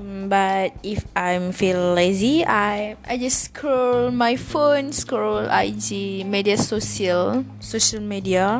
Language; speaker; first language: English; non-native, learner; Malay